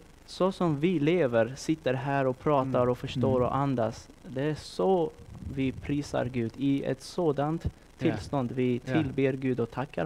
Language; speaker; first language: Swedish; non-native, fluent; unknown